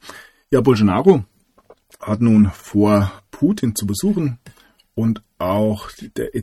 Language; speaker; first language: German; native; German